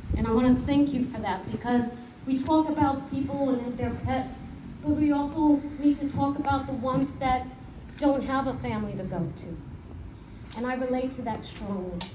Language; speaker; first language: English; native; English